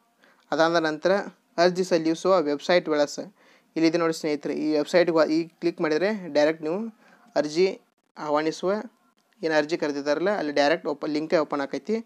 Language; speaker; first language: Kannada; native; Kannada